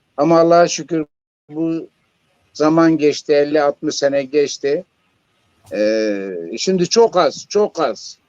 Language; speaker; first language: Turkish; non-native, local second language; Zaza